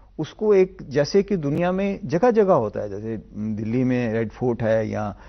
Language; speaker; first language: Hindi; non-native, local second language; Dogri